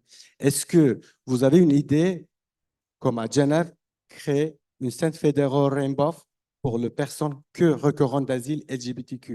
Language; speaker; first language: French; non-native, learner; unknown